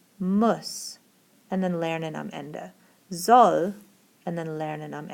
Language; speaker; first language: German; non-native, fluent; English